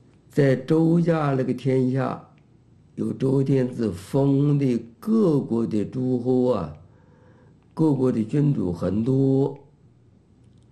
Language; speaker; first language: Chinese; native; Chinese